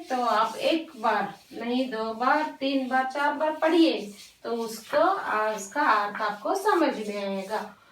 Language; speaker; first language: Hindi; non-native, local second language; Kannada